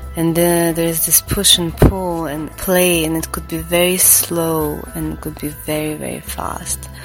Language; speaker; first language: English; non-native, fluent; Latvian